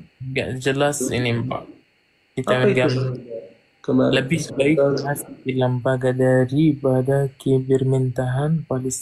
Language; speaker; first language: Indonesian; non-native, fluent; Arabic